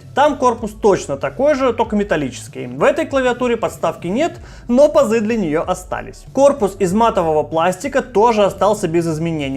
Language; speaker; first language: Russian; native; Russian